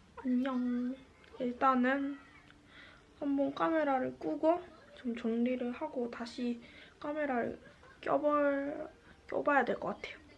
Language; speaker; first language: Korean; non-native, fluent; Japanese